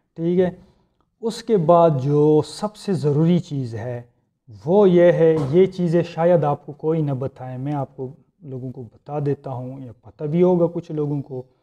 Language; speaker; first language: Urdu; non-native, local second language; Punjabi